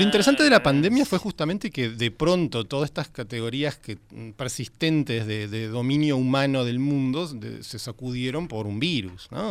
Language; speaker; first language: Spanish; native; Spanish